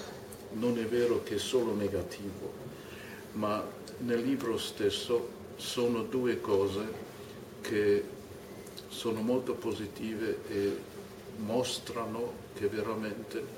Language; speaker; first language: Italian; non-native, fluent; German